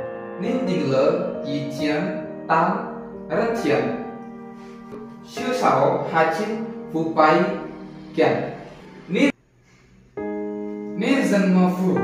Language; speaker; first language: Chinese; non-native, learner; Indonesian